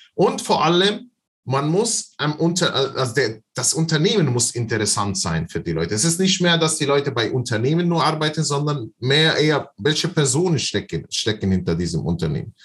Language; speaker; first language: German; non-native, fluent; Arabic